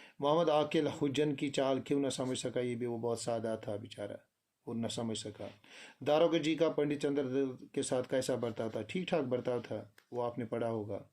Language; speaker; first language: Urdu; non-native, local second language; Kashmiri